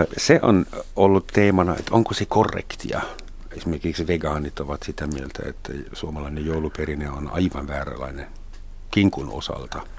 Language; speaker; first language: Finnish; non-native, fluent; German